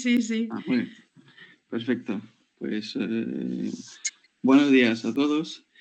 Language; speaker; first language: Spanish; non-native, fluent; Ukrainian